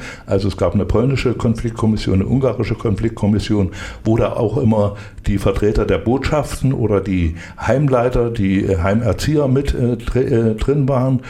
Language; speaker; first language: German; native; German